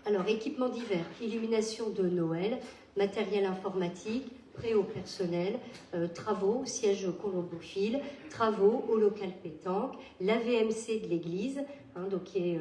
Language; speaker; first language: French; native; French